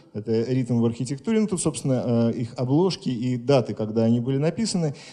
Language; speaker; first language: Russian; native; Russian